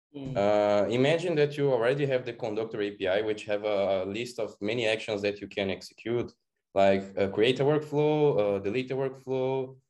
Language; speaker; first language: English; non-native, fluent; Portuguese